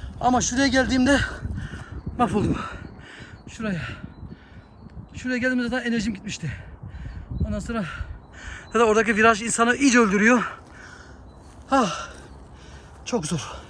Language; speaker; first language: Turkish; early bilingual, heritage; Turkish